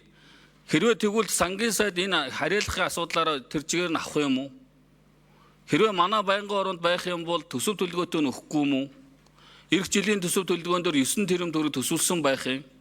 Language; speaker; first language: Mongolian; native; Mongolian